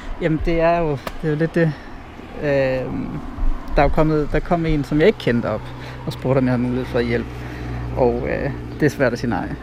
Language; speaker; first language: Danish; native; Danish